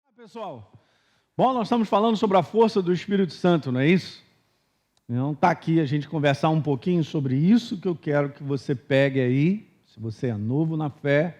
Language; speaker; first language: Portuguese; native; Portuguese